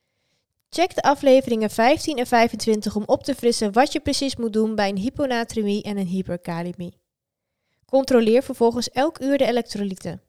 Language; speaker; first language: Dutch; native; Dutch